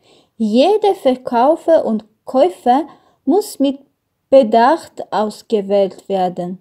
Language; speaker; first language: German; non-native, learner; Armenian